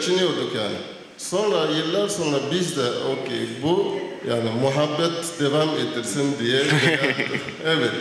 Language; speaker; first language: Turkish; non-native, fluent; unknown